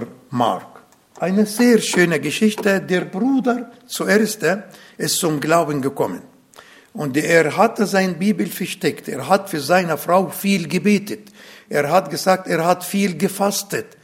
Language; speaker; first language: German; non-native, learner; Arabic